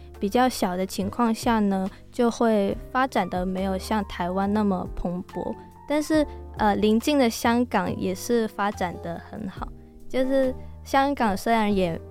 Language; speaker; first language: Chinese; non-native, local second language; Cantonese